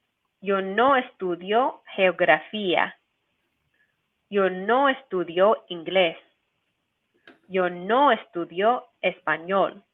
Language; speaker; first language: Spanish; non-native, fluent; English